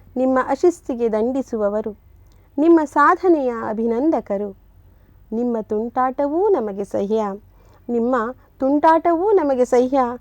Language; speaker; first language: Kannada; native; Kannada